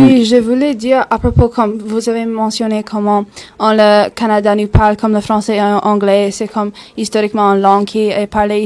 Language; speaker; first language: French; non-native, local second language; English